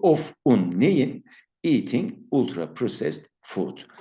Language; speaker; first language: English; non-native, fluent; Turkish